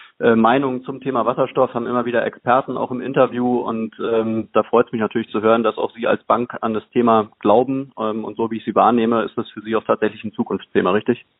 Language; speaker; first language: German; native; German